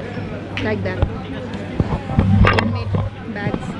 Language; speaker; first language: English; non-native, local second language; Hindi